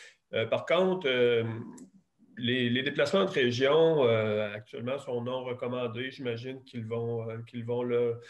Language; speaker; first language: French; native; French